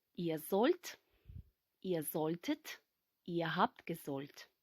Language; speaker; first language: German; non-native, fluent; Ukrainian